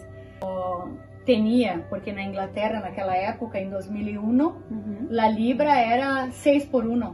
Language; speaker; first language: Spanish; non-native, fluent; Portuguese